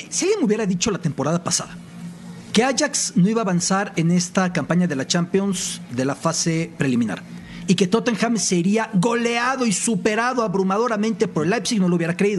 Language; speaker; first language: Spanish; native; Spanish